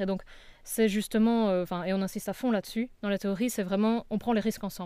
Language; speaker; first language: French; native; French